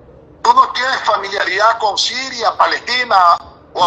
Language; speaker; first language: Spanish; native; Spanish